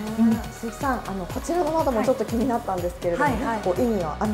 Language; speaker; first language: Japanese; native; Japanese